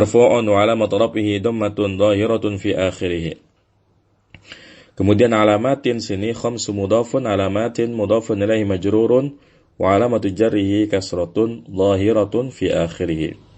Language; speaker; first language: Arabic; non-native, fluent; Indonesian